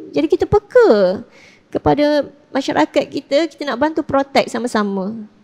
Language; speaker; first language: Malay; native; Malay